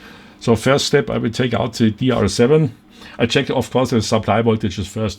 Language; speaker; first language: English; non-native, fluent; German